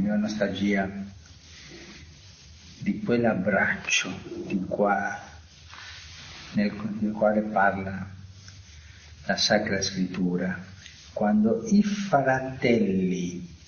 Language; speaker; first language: Italian; non-native, fluent; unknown